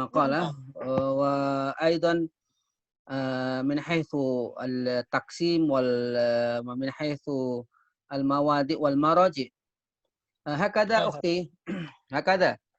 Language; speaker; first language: Arabic; non-native, fluent; Indonesian